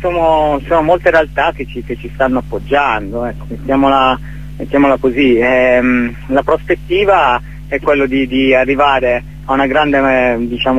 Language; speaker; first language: Italian; native; Italian